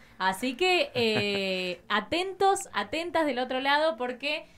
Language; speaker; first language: Spanish; native; Spanish